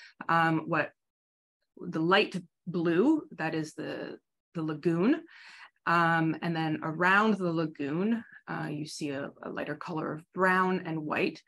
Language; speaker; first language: English; native; English